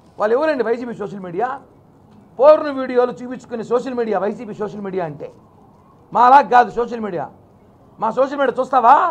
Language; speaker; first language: Telugu; native; Telugu